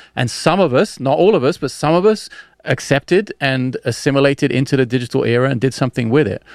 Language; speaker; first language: English; native; English